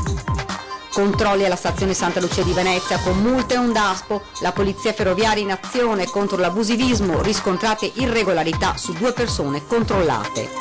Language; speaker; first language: Italian; native; Italian